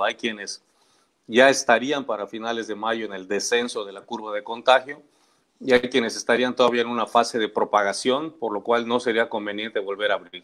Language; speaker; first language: Spanish; native; Spanish